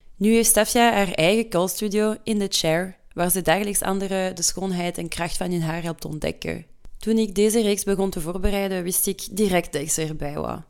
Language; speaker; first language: Dutch; early bilingual, other home language; French